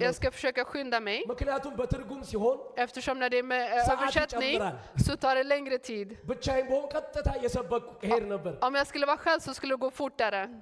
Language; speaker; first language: Swedish; non-native, fluent; Amharic